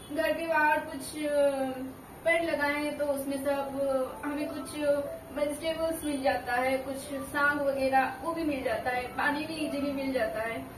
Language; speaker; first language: Hindi; non-native, local second language; Odia